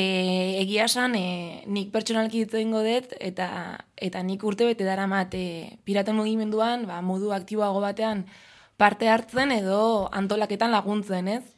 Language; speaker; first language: Basque; native; Basque